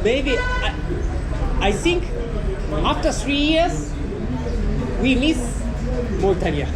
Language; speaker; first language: English; non-native, learner; Japanese